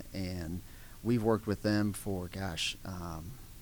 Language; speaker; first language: English; native; English